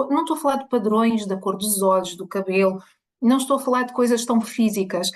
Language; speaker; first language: Portuguese; early bilingual, other home language; Spanish